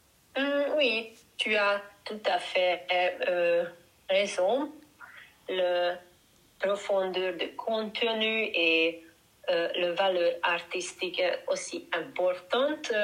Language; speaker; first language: French; non-native, learner; Hungarian